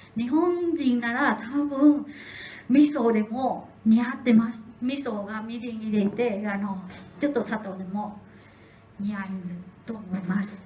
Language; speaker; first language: Japanese; non-native, learner; Vietnamese